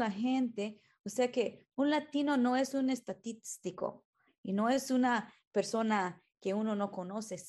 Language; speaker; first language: Spanish; early bilingual, heritage; Spanish